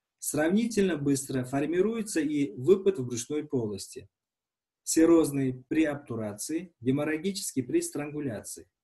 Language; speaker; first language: Russian; non-native, local second language; Uzbek